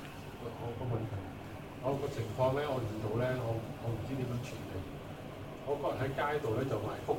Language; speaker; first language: Cantonese; native; Cantonese